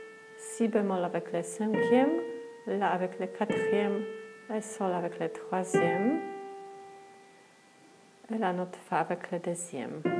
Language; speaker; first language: French; non-native, fluent; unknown